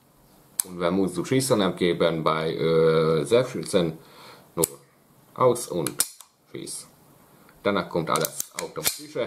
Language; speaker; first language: German; non-native, learner; Hungarian